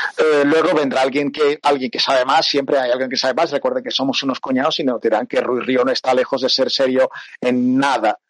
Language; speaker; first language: Spanish; early bilingual, other home language; Portuguese